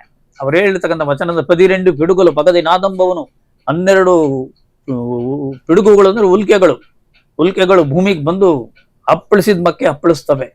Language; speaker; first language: Kannada; native; Kannada